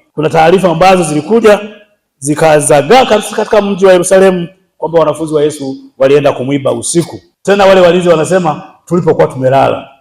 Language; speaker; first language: Swahili; native; Swahili